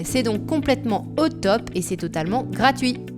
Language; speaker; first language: French; native; French